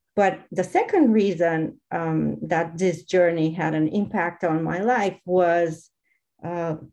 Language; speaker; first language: English; non-native, fluent; Bulgarian